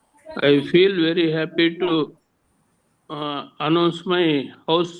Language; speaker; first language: English; non-native, learner; Telugu